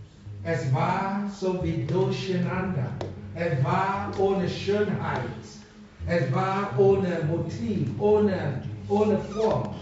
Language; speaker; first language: German; non-native, fluent; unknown